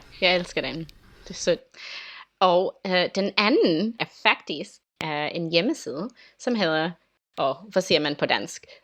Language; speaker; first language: Danish; non-native, learner; English